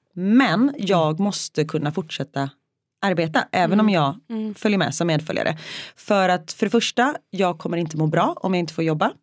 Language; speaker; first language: Swedish; native; Swedish